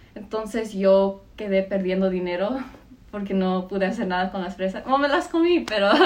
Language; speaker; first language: Spanish; early bilingual, heritage; Spanish